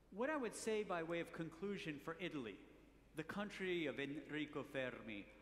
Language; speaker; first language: English; native; English